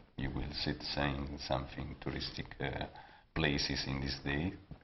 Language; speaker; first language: English; non-native, learner; Italian